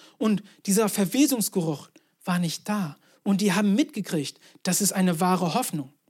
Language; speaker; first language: German; non-native, fluent; English